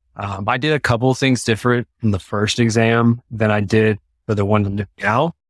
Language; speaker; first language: English; native; English